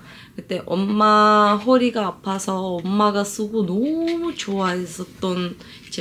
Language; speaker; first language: Korean; non-native, fluent; Turkish